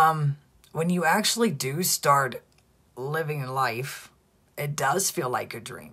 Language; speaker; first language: English; native; English